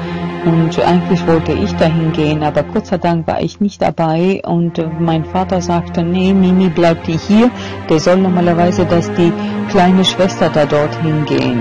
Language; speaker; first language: German; non-native, fluent; Albanian